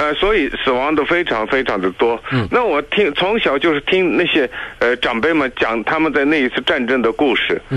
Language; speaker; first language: Chinese; non-native, local second language; Tibetan